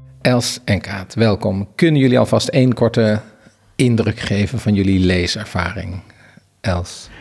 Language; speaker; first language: Dutch; native; Dutch